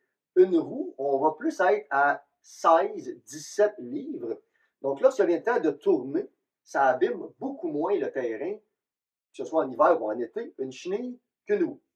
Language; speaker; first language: French; native; French